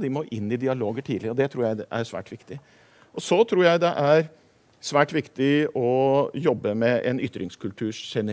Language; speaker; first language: Norwegian; native; Norwegian